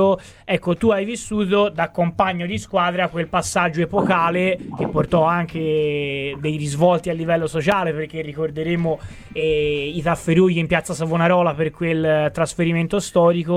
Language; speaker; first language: Italian; native; Italian